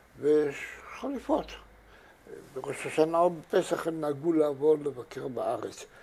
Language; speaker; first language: Hebrew; native; Hebrew